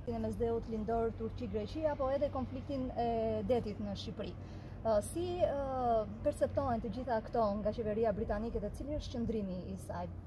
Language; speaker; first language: Albanian; native; Albanian